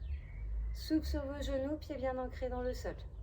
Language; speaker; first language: French; native; French